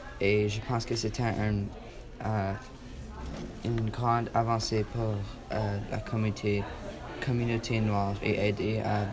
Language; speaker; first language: French; non-native, learner; English